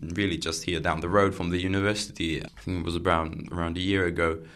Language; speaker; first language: English; non-native, fluent; Catalan